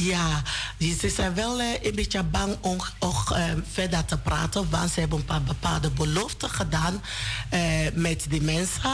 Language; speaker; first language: Dutch; non-native, learner; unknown